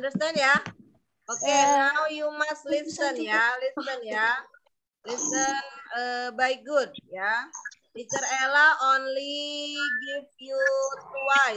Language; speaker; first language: English; non-native, learner; Indonesian